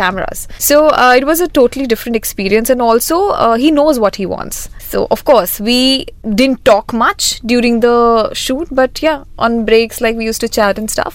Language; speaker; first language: English; non-native, local second language; Hindi